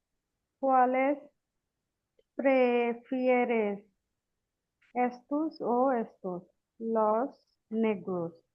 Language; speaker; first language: Spanish; non-native, learner; Bangla